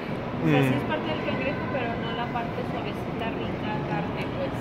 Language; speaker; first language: Spanish; native; Spanish